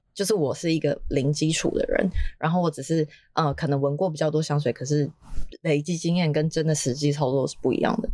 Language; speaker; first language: Chinese; native; Chinese